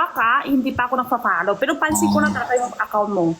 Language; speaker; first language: Filipino; non-native, learner; Chinese